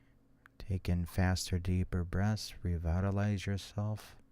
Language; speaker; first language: English; native; English